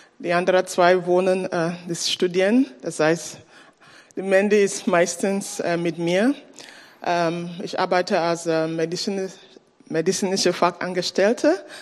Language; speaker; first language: German; non-native, fluent; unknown